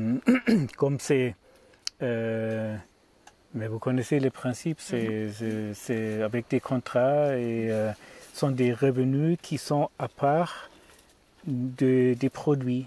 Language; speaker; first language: French; non-native, learner; German